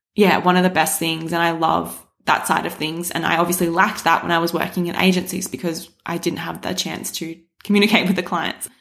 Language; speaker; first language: English; native; English